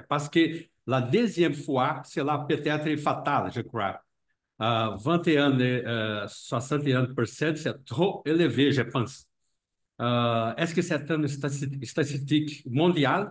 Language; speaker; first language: French; non-native, fluent; Portuguese